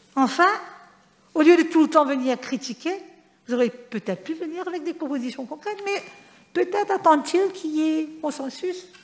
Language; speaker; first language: French; non-native, local second language; Morisyen